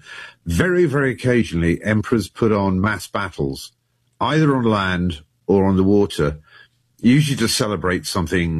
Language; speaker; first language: English; native; English